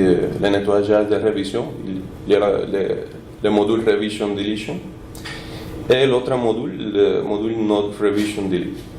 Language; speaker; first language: French; non-native, fluent; Spanish